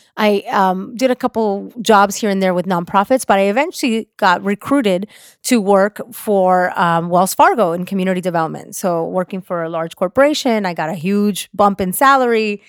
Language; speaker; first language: English; early bilingual, other home language; Spanish